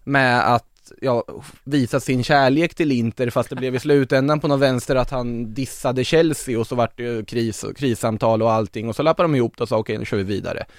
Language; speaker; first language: Swedish; native; Swedish